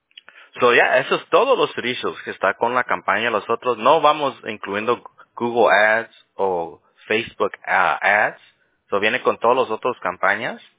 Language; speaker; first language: Spanish; early bilingual, heritage; Spanish